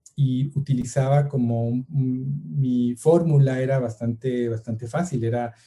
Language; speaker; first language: Spanish; native; Spanish